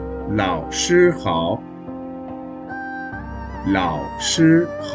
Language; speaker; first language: Chinese; non-native, fluent; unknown